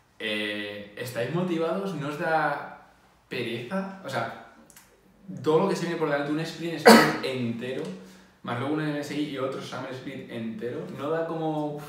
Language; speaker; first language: Spanish; native; Spanish